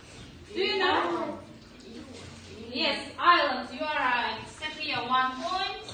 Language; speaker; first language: English; non-native, learner; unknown